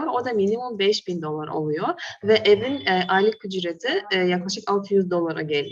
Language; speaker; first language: Turkish; non-native, fluent; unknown